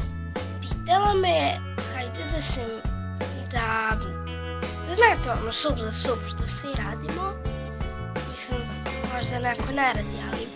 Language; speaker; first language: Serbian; early bilingual, heritage; Serbian